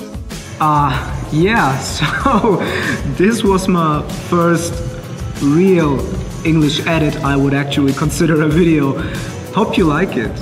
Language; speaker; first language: English; non-native, fluent; German